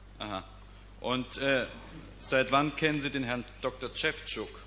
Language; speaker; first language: German; native; German